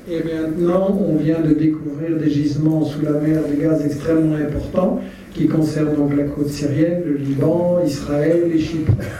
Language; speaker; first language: French; native; French